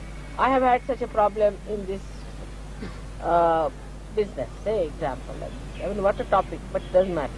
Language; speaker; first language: English; non-native, local second language; Hindi